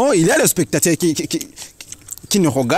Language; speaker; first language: French; non-native, learner; Rundi